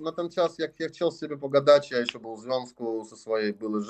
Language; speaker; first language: Polish; non-native, learner; Russian